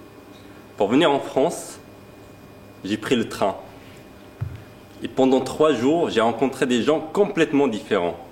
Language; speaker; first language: French; non-native, fluent; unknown